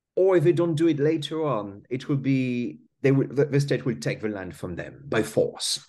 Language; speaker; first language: English; non-native, fluent; French